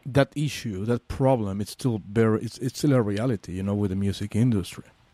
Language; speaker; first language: English; non-native, fluent; Spanish